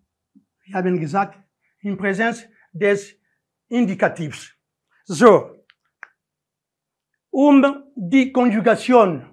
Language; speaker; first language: German; non-native, learner; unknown